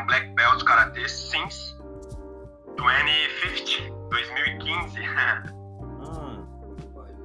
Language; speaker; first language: English; non-native, learner; Portuguese